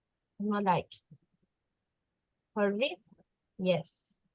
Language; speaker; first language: English; non-native, learner; Spanish